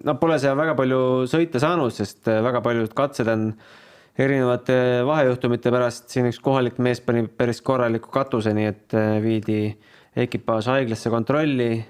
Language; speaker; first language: Estonian; native; Estonian